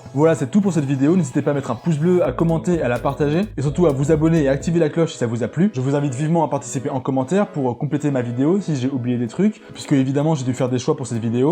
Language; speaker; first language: French; native; French